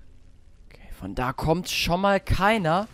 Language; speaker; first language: German; native; German